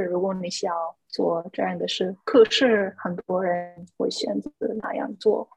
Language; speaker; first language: Chinese; non-native, fluent; English